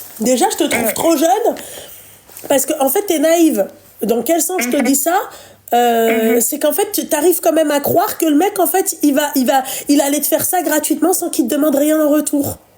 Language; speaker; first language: French; native; French